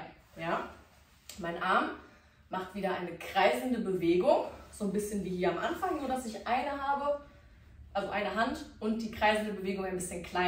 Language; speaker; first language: German; native; German